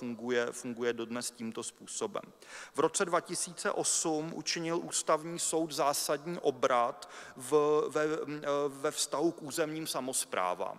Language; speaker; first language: Czech; native; Czech